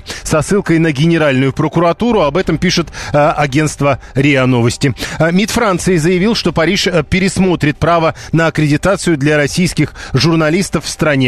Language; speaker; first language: Russian; native; Russian